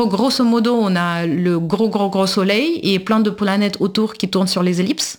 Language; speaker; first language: French; non-native, fluent; Russian